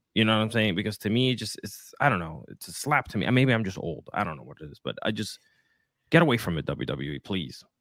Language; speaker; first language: English; non-native, fluent; Spanish